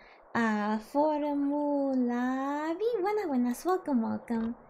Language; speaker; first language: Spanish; non-native, learner; English